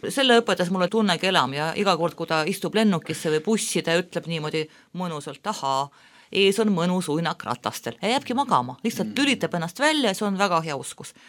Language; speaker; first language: Estonian; non-native, local second language; Russian